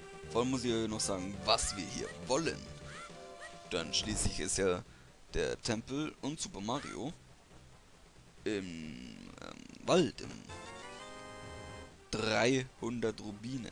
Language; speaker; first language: German; native; German